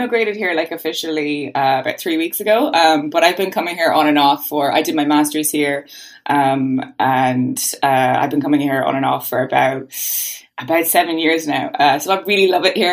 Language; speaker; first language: English; native; English